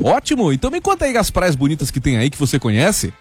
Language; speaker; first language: Portuguese; native; Portuguese